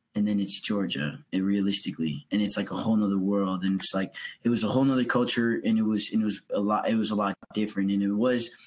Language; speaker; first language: English; native; English